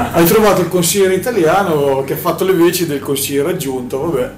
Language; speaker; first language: Italian; native; Italian